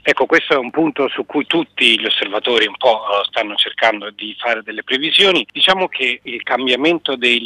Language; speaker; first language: Italian; native; Italian